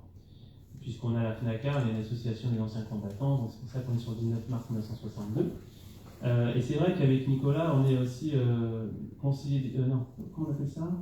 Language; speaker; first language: French; native; French